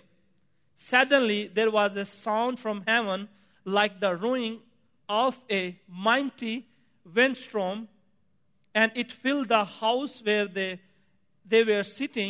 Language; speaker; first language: English; non-native, local second language; Punjabi